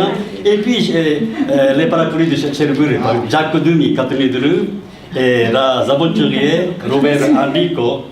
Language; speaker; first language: French; non-native, learner; Japanese